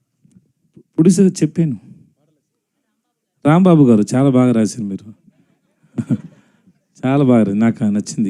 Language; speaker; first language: Telugu; non-native, learner; Tamil